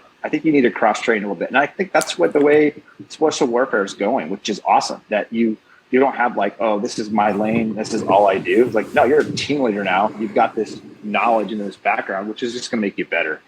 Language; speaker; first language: English; native; English